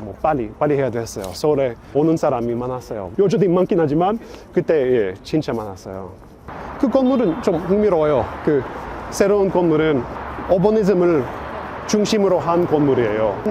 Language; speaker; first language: Korean; non-native, fluent; English